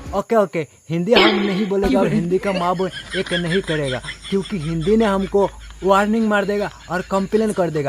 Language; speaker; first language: Hindi; non-native, local second language; Sylheti